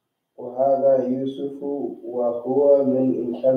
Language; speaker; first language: Arabic; non-native, learner; English